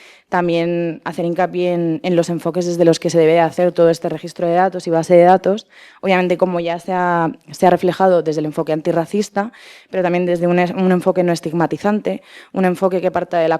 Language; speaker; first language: Spanish; native; Spanish